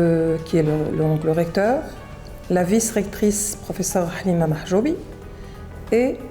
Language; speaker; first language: French; non-native, local second language; Arabic